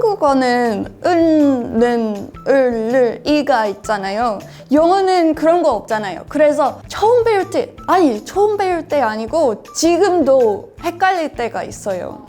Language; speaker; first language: Korean; non-native, fluent; English